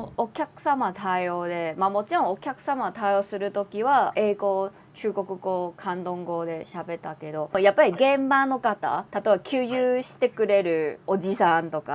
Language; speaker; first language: Japanese; non-native, fluent; Cantonese